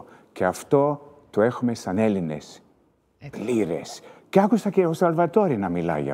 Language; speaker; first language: Greek; early bilingual, heritage; Greek